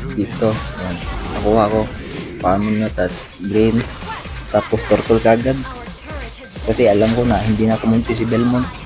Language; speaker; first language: Filipino; non-native, local second language; Cebuano